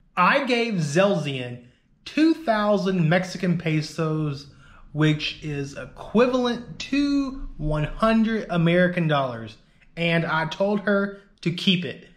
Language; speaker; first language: English; native; English